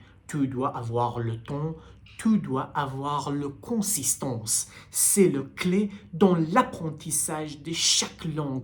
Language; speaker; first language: French; non-native, learner; Persian